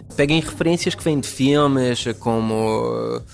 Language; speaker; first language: Portuguese; non-native, fluent; English